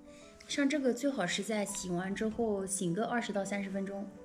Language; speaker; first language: Chinese; native; Chinese